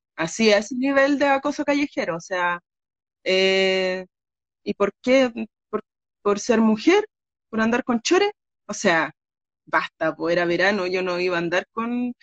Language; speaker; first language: Spanish; native; Spanish